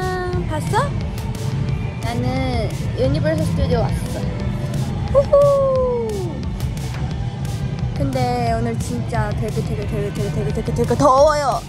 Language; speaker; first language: Korean; non-native, learner; Chinese